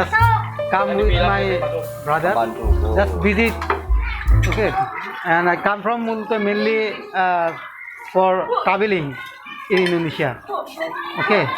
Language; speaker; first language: English; non-native, learner; Bangla